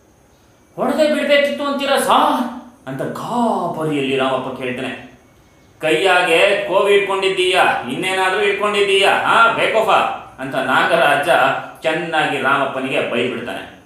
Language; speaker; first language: Kannada; native; Kannada